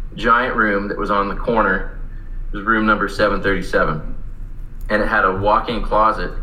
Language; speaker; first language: English; native; English